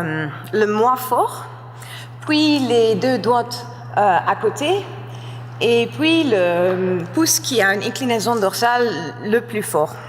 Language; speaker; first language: French; non-native, fluent; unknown